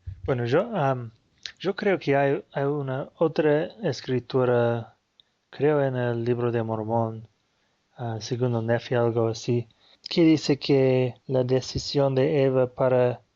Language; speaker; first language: Spanish; non-native, fluent; Portuguese